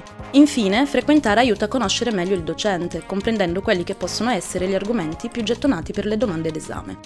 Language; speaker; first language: Italian; native; Italian